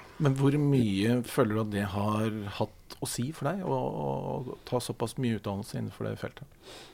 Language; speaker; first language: Norwegian; native; Norwegian